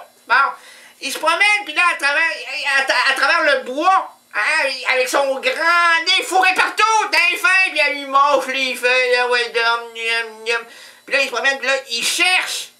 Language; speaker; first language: French; native; French